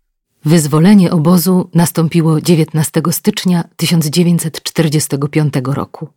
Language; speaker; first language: Polish; native; Polish